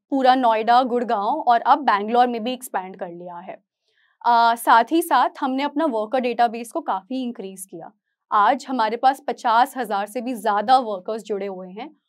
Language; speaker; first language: Hindi; native; Hindi